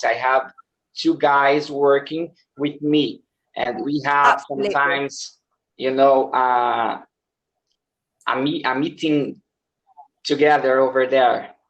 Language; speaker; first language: English; non-native, learner; Portuguese